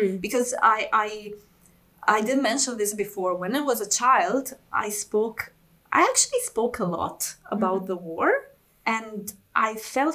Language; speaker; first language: English; non-native, fluent; Italian